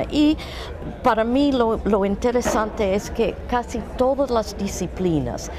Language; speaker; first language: Spanish; non-native, fluent; English